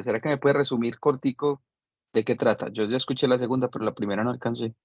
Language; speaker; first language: Spanish; native; Spanish